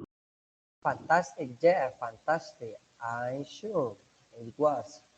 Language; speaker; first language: English; non-native, learner; Spanish